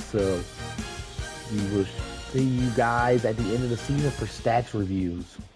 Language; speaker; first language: English; native; English